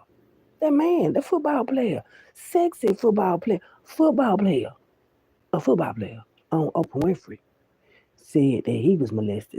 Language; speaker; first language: English; native; English